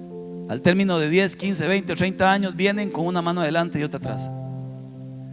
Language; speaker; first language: Spanish; native; Spanish